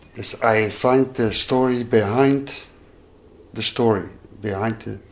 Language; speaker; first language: English; non-native, learner; Dutch